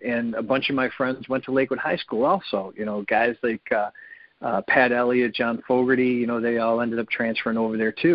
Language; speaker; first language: English; native; English